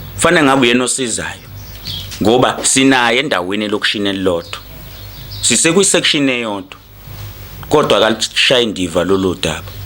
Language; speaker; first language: Zulu; native; Zulu